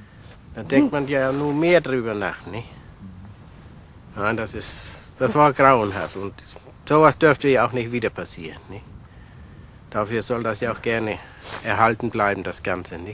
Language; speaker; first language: German; native; German